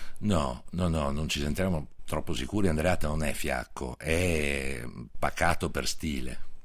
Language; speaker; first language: Italian; native; Italian